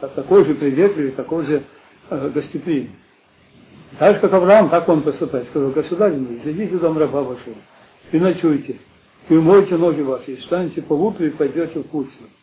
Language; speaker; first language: Russian; early bilingual, heritage; Russian